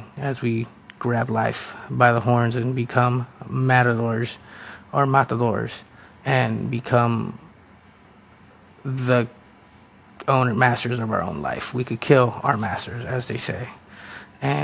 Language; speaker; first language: English; early bilingual, other home language; Spanish